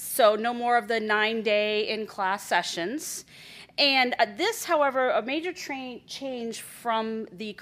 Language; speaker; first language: English; native; English